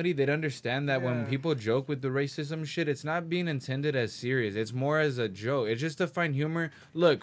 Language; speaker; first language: English; early bilingual, other home language; Spanish